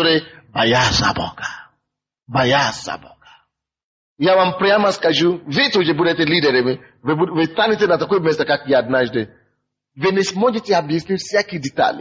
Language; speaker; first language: Russian; non-native, fluent; Yoruba